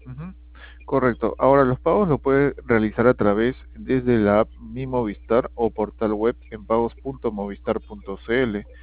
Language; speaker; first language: Spanish; native; Spanish